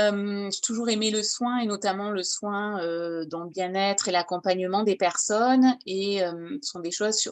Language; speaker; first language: French; native; French